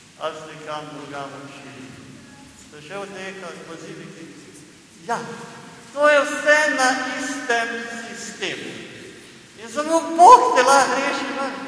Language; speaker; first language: Slovenian; native; Slovenian